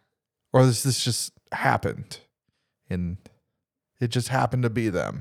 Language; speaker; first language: English; native; English